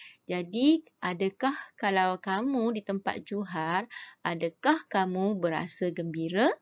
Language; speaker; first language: Malay; native; Malay